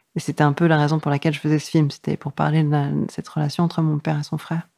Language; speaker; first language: French; native; French